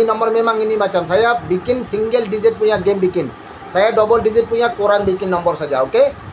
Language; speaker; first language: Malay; non-native, learner; Bangla